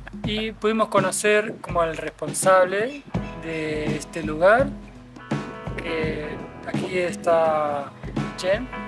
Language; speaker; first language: Spanish; native; Spanish